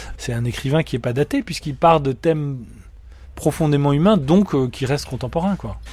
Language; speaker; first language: French; native; French